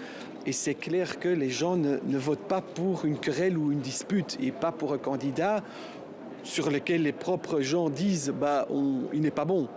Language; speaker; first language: French; non-native, local second language; German